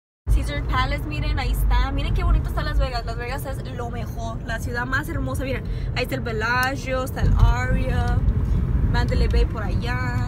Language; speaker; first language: Spanish; early bilingual, heritage; Spanish